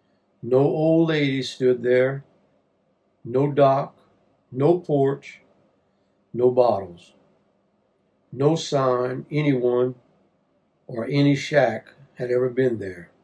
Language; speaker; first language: English; native; English